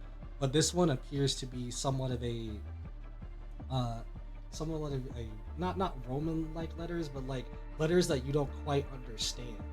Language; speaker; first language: English; native; English